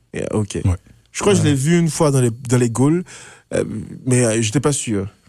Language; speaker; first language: French; native; French